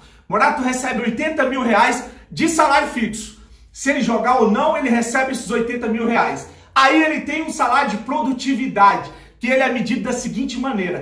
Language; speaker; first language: Portuguese; native; Portuguese